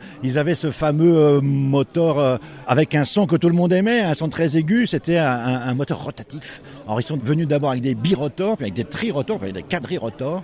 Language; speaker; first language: French; native; French